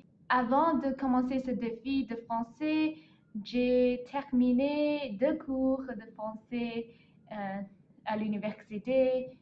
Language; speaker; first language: French; non-native, learner; Chinese